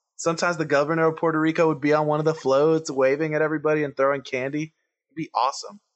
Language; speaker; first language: English; non-native, fluent; Spanish